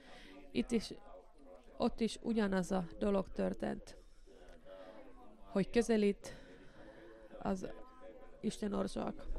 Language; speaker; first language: Hungarian; non-native, learner; Finnish